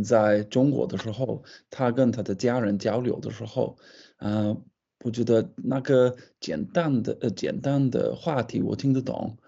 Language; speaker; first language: Chinese; non-native, fluent; English